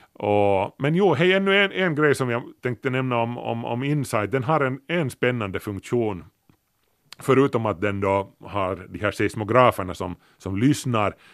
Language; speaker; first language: Swedish; native; Swedish